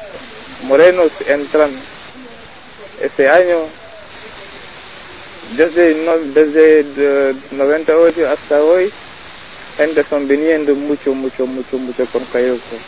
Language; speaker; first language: Spanish; non-native, learner; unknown